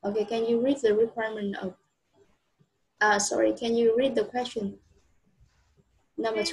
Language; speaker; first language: English; non-native, fluent; Vietnamese